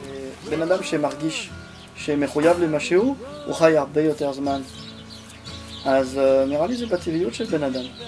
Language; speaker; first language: Hebrew; non-native, fluent; French